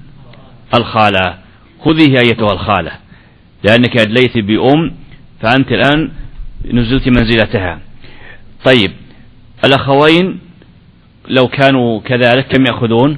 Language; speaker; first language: Arabic; native; Arabic